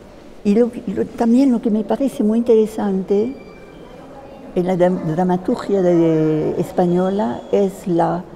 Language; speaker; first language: Spanish; non-native, fluent; French